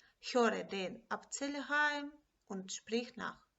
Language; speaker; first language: German; non-native, fluent; Ukrainian